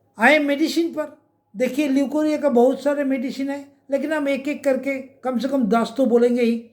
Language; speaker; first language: Hindi; non-native, local second language; Bangla